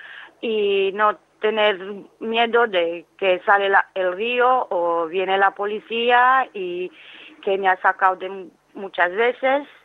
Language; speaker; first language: Spanish; non-native, learner; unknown